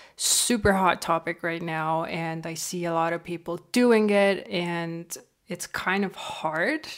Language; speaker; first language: English; non-native, fluent; Estonian